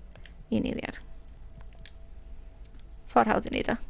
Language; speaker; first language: Welsh; native; Welsh